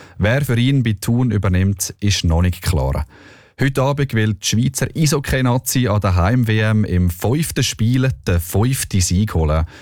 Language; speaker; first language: German; native; German